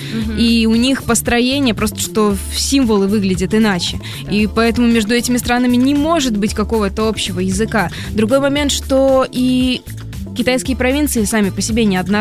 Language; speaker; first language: Russian; native; Russian